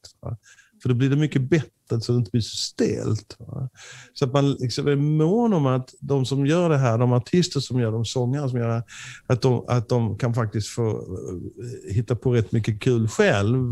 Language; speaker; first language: Swedish; native; Swedish